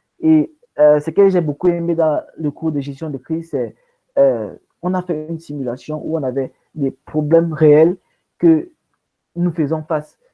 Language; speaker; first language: French; non-native, local second language; English